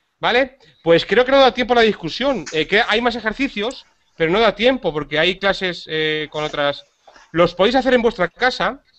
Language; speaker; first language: Spanish; native; Spanish